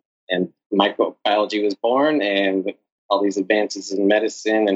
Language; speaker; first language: English; native; English